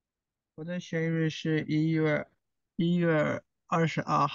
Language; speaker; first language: Chinese; non-native, learner; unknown